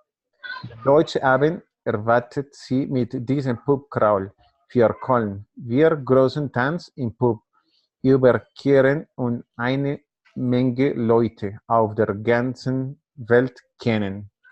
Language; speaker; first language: German; non-native, learner; Spanish